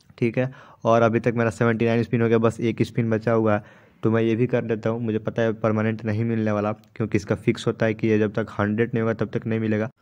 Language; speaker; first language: Hindi; native; Hindi